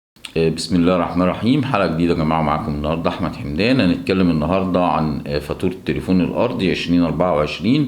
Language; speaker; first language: Arabic; native; Arabic